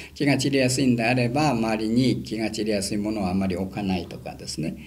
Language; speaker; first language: Japanese; native; Japanese